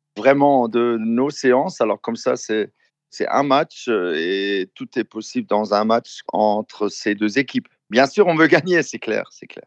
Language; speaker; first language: French; non-native, fluent; German